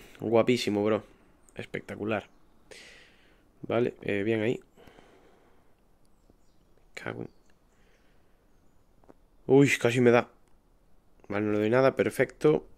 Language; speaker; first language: Spanish; native; Spanish